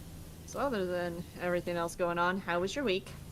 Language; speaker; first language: English; native; English